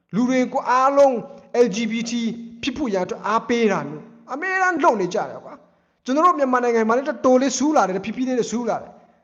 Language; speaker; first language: Burmese; non-native, local second language; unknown